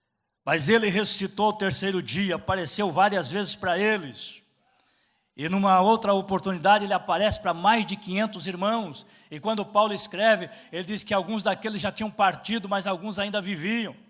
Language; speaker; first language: Portuguese; native; Portuguese